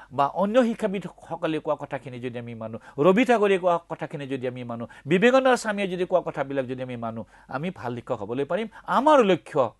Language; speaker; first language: Assamese; native; Assamese